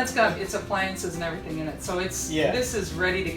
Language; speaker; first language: English; native; English